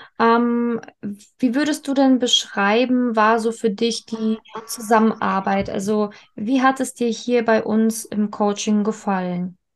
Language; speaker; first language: German; native; German